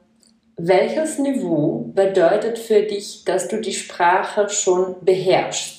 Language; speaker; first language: German; non-native, fluent; Czech